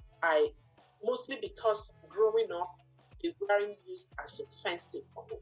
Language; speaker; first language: English; non-native, local second language; Igbo